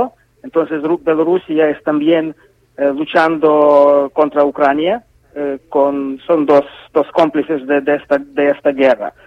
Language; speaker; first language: Spanish; non-native, fluent; Ukrainian